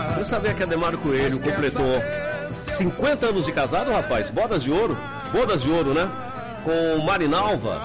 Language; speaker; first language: Portuguese; native; Portuguese